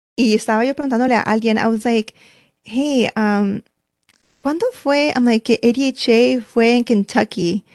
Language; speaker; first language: Spanish; early bilingual, heritage; Spanish